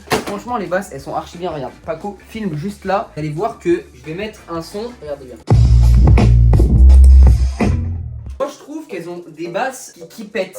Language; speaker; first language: French; native; French